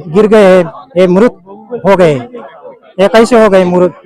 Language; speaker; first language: Hindi; non-native, local second language; Marathi